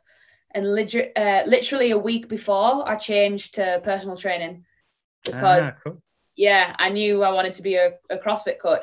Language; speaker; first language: English; native; English